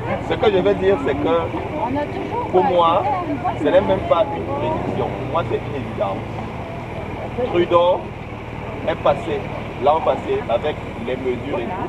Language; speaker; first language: French; native; French